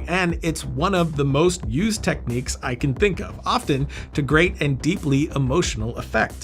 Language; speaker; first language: English; native; English